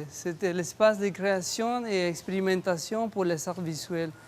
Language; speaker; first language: French; non-native, fluent; Spanish